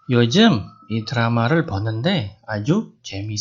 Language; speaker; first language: Korean; non-native, fluent; Indonesian